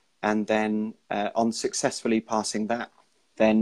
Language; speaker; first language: English; native; English